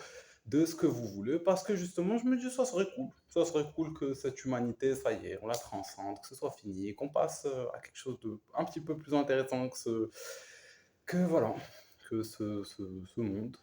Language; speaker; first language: French; native; French